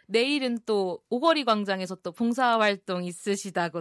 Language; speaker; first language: Korean; native; Korean